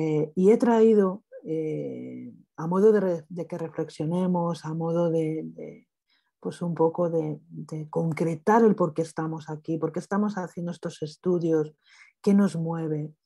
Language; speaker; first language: Spanish; native; Spanish